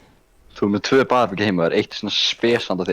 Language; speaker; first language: Icelandic; native; Icelandic